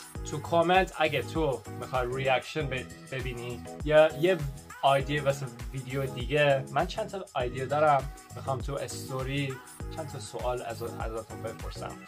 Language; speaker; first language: Persian; non-native, learner; English